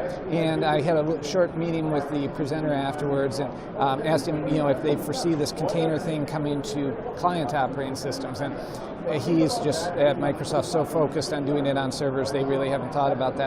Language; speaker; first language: English; native; English